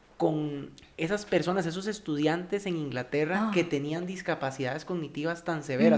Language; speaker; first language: Spanish; native; Spanish